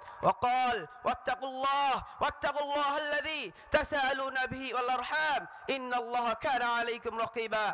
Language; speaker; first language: Arabic; non-native, learner; Bangla